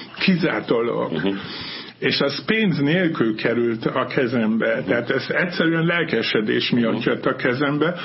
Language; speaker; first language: Hungarian; non-native, fluent; German